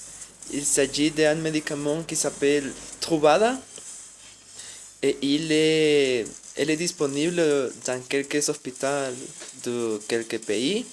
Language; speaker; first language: French; non-native, learner; Spanish